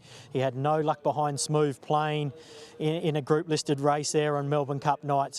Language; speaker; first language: English; native; English